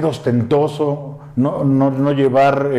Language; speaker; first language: Spanish; native; Spanish